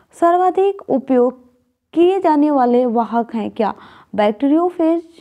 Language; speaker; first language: Hindi; native; Hindi